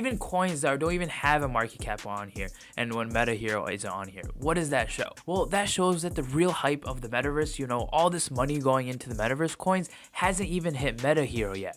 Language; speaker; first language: English; native; English